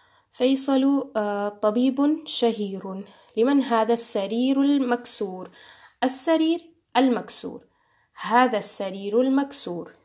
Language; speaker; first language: Arabic; non-native, fluent; Urdu